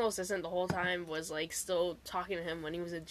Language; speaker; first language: English; native; English